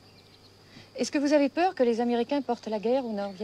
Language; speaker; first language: French; native; French